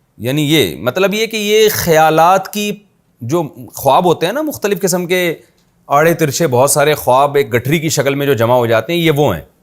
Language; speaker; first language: Urdu; native; Urdu